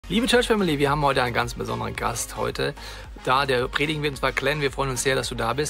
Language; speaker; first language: German; native; German